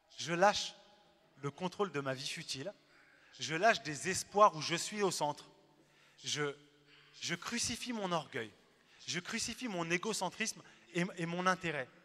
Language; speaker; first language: French; native; French